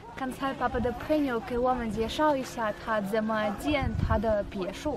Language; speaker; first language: Chinese; non-native, fluent; Russian